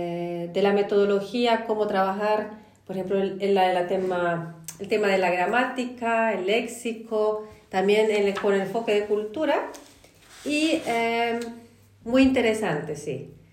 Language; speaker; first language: Spanish; non-native, fluent; Polish